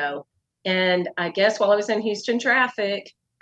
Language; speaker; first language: English; native; English